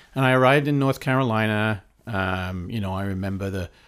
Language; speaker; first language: English; native; English